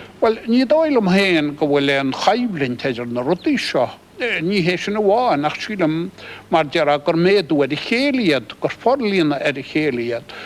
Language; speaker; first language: Irish; native; Irish